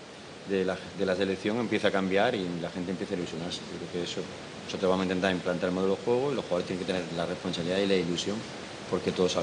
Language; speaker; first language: Spanish; native; Spanish